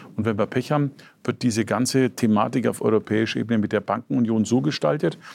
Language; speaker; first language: German; native; German